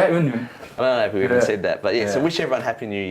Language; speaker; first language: English; native; English